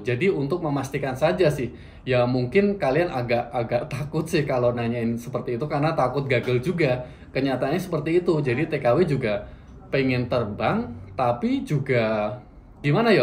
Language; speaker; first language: Indonesian; native; Indonesian